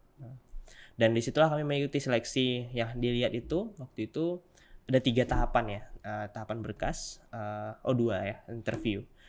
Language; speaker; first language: Indonesian; native; Indonesian